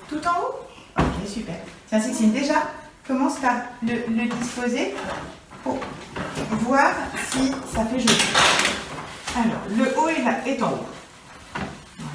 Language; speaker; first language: French; native; French